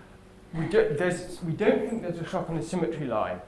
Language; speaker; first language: English; native; English